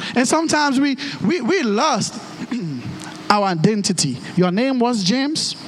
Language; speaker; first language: English; non-native, fluent; Haitian Creole